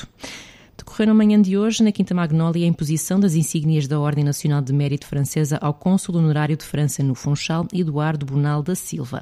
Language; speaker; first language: Portuguese; native; Portuguese